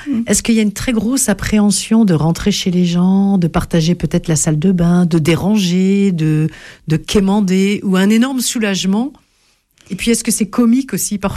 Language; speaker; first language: French; native; French